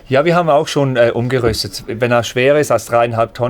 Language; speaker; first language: German; native; German